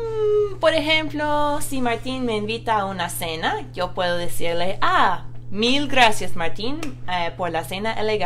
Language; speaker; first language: Spanish; non-native, fluent; English